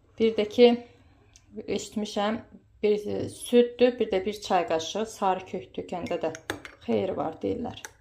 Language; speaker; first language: Azerbaijani; early bilingual, heritage; Azerbaijani